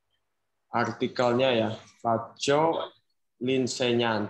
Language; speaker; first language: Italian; non-native, fluent; Indonesian